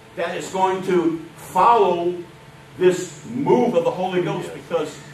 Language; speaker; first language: English; native; English